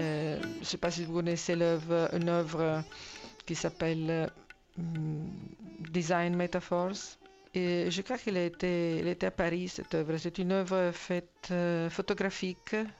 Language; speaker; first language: French; non-native, fluent; Italian